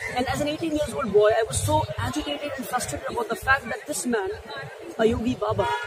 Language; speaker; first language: English; non-native, local second language; Urdu